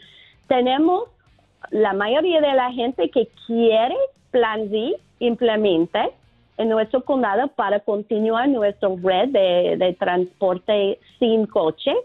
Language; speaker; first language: Spanish; non-native, fluent; English